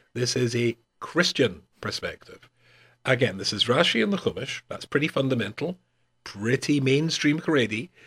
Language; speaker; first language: English; native; English